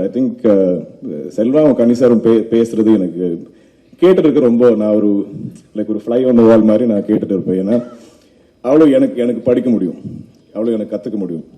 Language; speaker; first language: Tamil; non-native, local second language; Malayalam